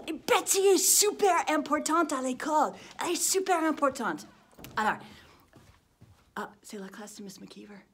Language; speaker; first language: French; non-native, fluent; English